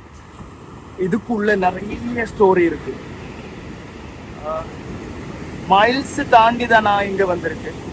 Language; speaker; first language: Tamil; non-native, learner; Malayalam